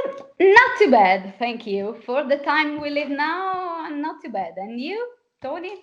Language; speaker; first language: English; non-native, fluent; Italian